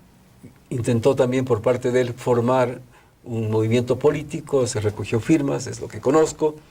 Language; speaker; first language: Spanish; native; Spanish